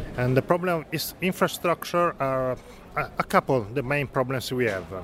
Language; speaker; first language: English; non-native, learner; Italian